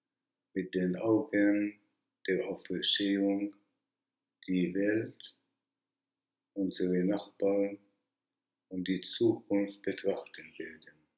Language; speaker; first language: German; non-native, fluent; Arabic